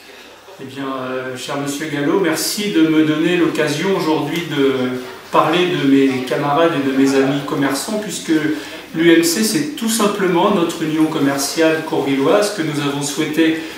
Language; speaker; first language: French; native; French